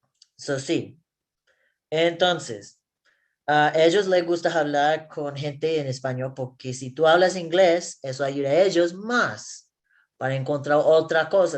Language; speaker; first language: Spanish; non-native, learner; English